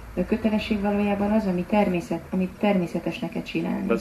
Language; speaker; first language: Hungarian; native; Hungarian